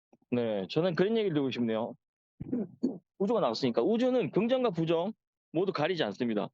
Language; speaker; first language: Korean; native; Korean